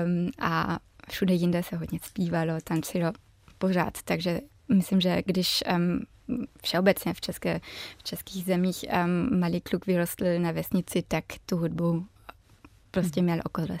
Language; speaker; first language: Czech; early bilingual, heritage; German